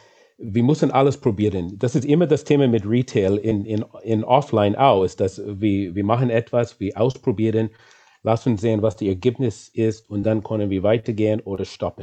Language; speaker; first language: German; non-native, fluent; English